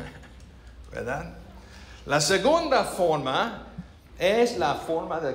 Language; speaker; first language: Spanish; non-native, learner; English